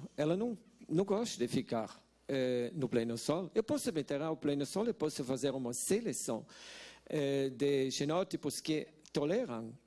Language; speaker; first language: Portuguese; non-native, fluent; Swiss German